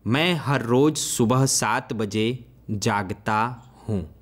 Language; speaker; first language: Hindi; non-native, local second language; Gujarati